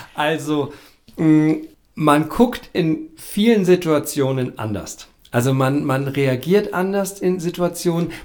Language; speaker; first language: German; native; German